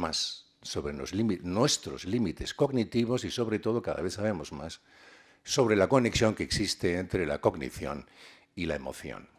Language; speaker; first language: Spanish; native; Spanish